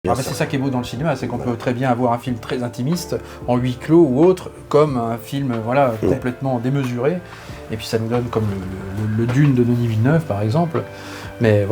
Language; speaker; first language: French; native; French